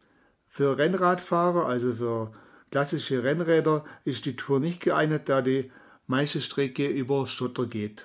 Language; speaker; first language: German; native; German